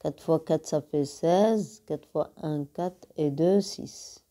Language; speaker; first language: French; non-native, local second language; Arabic